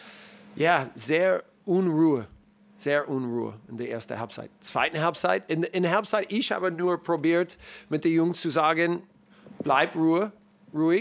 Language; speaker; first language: German; non-native, learner; English